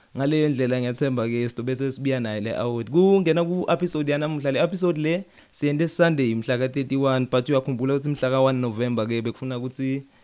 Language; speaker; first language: Zulu; non-native, local second language; Swati